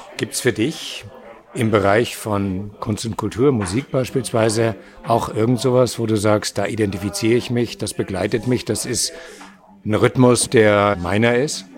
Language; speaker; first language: German; native; German